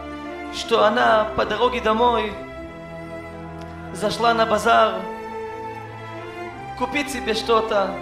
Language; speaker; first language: Russian; non-native, learner; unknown